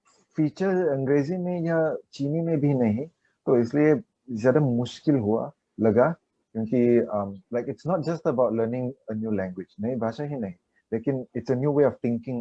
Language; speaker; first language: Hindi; non-native, learner; Chinese